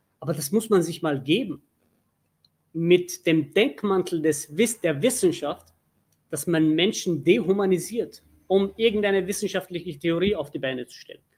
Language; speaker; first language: German; early bilingual, other home language; Turkish